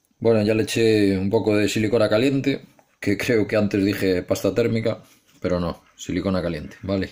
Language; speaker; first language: Spanish; native; Spanish